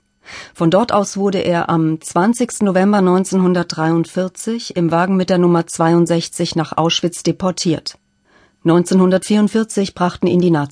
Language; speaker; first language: German; native; German